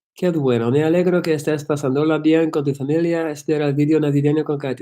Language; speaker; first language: Spanish; non-native, learner; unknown